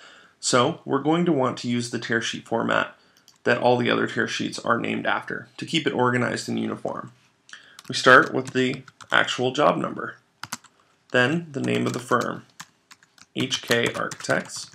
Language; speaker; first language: English; native; English